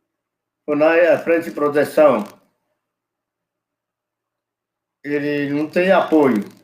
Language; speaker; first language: Portuguese; non-native, local second language; Yanomámi